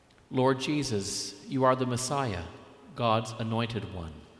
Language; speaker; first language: English; native; English